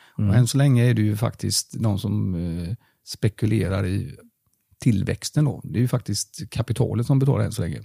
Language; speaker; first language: Swedish; non-native, fluent; German